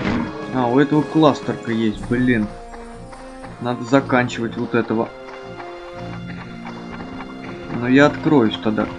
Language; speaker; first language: Russian; native; Russian